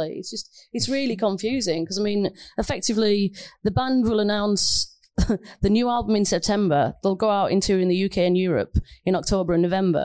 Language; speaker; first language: English; native; English